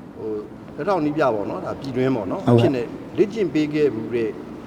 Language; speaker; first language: Burmese; native; Burmese